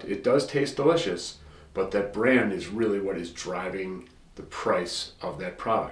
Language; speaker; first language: English; native; English